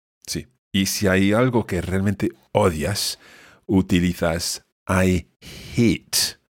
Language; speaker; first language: Spanish; non-native, fluent; English